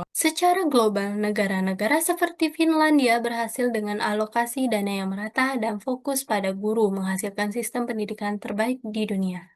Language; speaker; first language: Indonesian; native; Indonesian